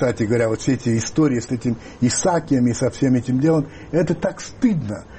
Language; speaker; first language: Russian; non-native, fluent; French